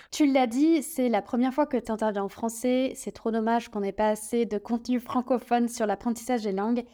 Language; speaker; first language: French; native; French